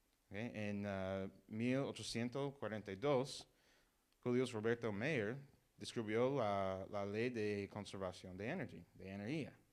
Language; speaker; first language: Spanish; non-native, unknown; English